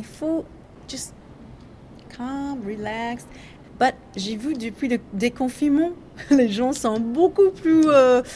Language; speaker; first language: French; non-native, learner; English